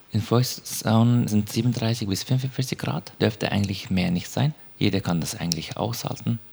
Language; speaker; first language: German; non-native, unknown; Turkish